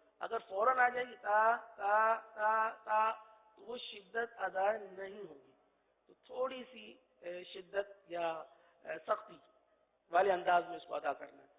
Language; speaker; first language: Urdu; native; Urdu